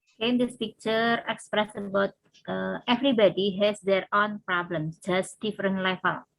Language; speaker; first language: English; non-native, learner; Indonesian